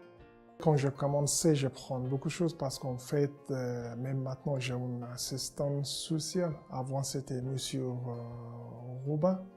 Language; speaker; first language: French; non-native, learner; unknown